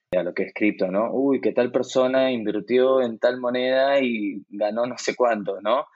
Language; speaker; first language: Spanish; native; Spanish